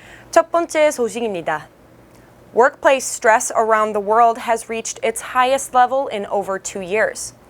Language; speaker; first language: English; native; English